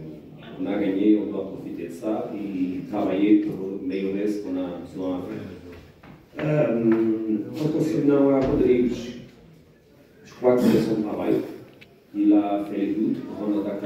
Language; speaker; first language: French; non-native, fluent; Portuguese